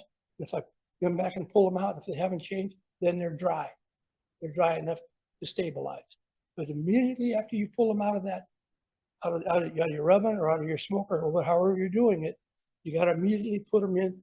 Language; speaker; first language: English; native; English